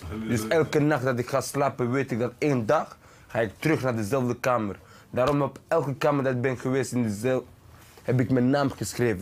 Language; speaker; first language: Dutch; early bilingual, other home language; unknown